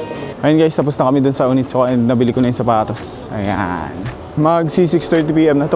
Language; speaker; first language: Filipino; native; Filipino